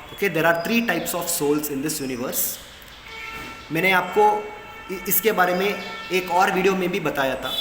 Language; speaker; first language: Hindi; non-native, local second language; Kannada